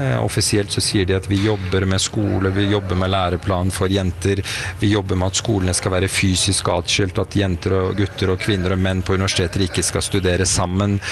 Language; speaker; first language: Norwegian; early bilingual, other home language; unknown